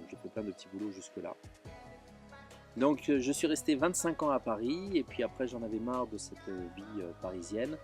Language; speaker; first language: French; native; French